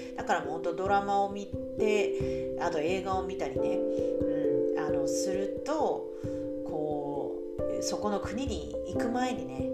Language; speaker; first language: Japanese; early bilingual, other home language; Chinese